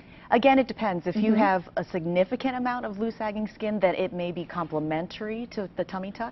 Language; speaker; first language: English; native; English